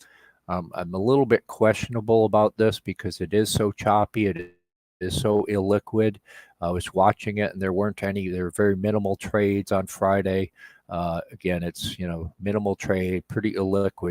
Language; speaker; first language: English; native; English